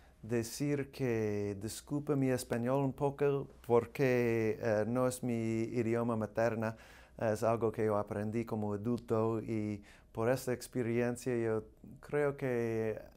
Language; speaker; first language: Spanish; non-native, fluent; English